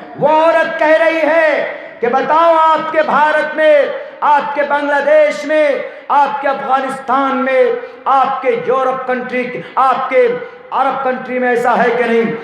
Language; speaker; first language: Urdu; native; Urdu